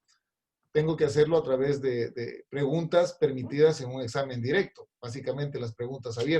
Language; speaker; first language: Spanish; native; Spanish